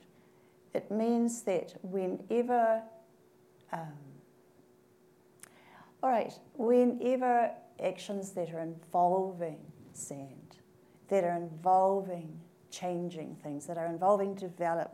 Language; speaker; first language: English; native; English